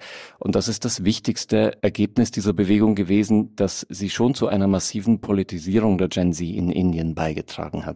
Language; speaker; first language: German; native; German